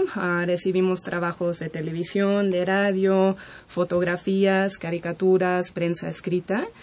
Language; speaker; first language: Spanish; non-native, fluent; German